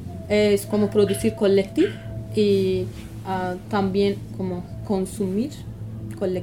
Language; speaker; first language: Spanish; non-native, learner; Kurdish